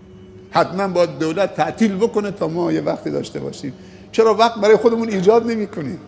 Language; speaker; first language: Persian; native; Persian